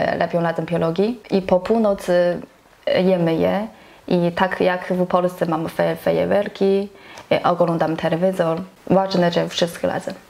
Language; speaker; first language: Polish; non-native, learner; Chinese